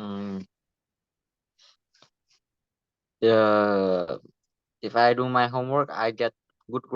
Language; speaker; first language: English; non-native, learner; Vietnamese